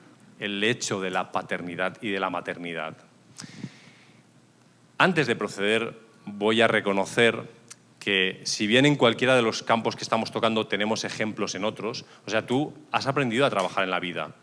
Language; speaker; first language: Spanish; native; Spanish